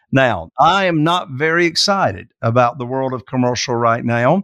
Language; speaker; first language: English; native; English